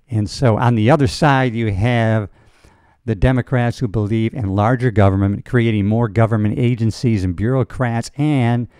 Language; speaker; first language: English; native; English